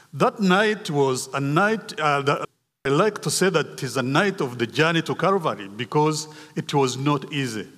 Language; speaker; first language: English; non-native, local second language; Kinyarwanda